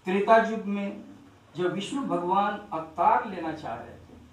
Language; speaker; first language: Hindi; non-native, local second language; Bangla